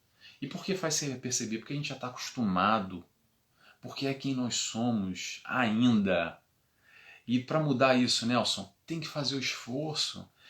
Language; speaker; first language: Portuguese; native; Portuguese